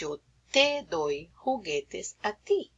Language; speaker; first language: Spanish; non-native, fluent; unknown